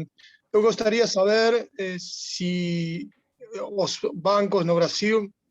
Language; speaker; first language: Portuguese; non-native, learner; Spanish